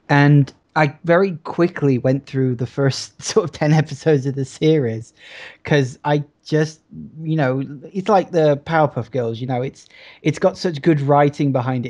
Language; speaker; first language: English; native; English